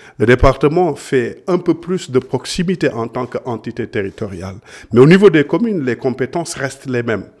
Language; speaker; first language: French; non-native, local second language; Serer